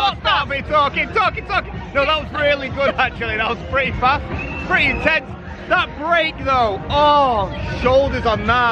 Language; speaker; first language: English; native; English